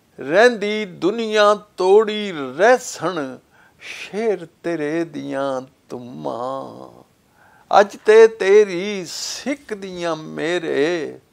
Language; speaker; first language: Punjabi; native; Punjabi